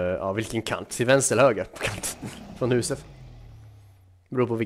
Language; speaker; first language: Swedish; native; Swedish